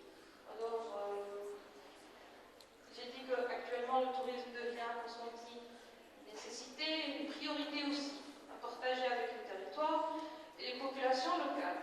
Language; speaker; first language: French; non-native, local second language; Arabic